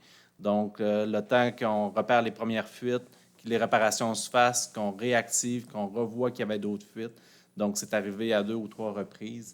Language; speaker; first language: French; native; French